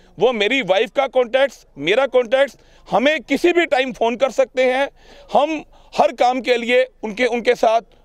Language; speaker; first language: Hindi; non-native, local second language; Punjabi